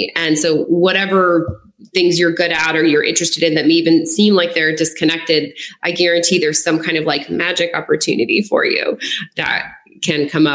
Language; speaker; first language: English; native; English